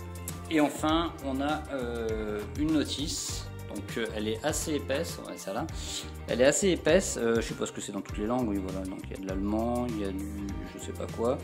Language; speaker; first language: French; native; French